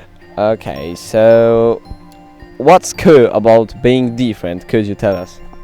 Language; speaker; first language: English; non-native, learner; Polish